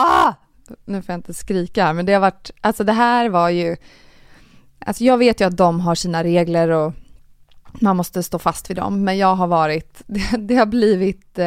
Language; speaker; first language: Swedish; native; Swedish